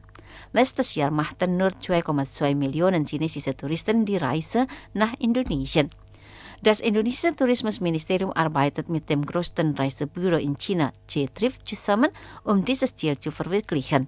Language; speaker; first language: German; non-native, fluent; Indonesian